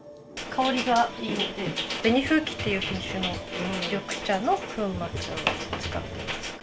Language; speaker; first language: Japanese; native; Japanese